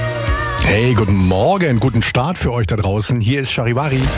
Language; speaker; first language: German; native; German